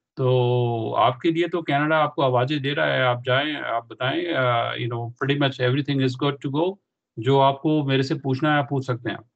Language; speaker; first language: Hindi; non-native, local second language; Punjabi